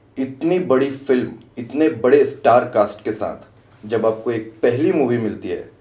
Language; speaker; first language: Hindi; native; Hindi